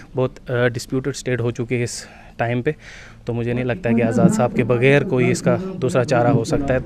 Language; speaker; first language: Hindi; native; Hindi